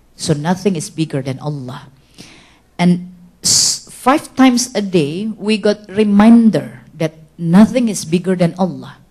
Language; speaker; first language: English; non-native, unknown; Indonesian